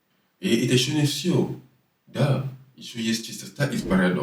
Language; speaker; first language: Russian; non-native, fluent; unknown